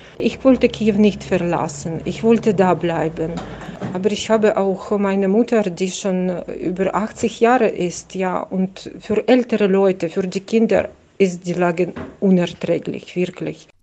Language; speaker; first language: German; non-native, fluent; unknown